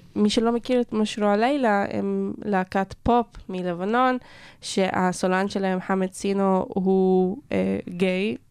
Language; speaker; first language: Hebrew; non-native, local second language; Arabic